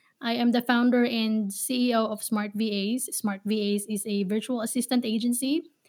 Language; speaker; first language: English; non-native, local second language; Filipino